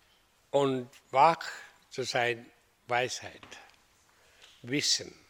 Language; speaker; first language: German; non-native, learner; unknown